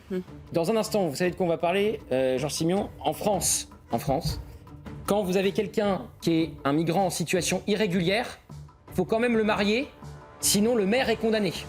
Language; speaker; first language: French; native; French